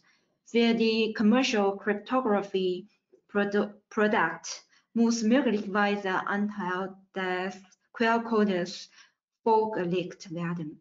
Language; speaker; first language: German; non-native, fluent; Chinese